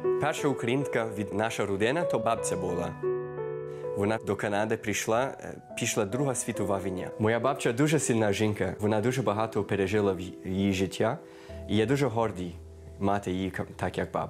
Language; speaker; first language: Ukrainian; early bilingual, heritage; Ukrainian